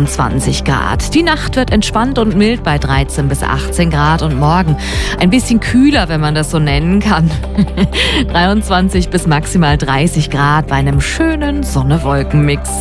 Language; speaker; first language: German; native; German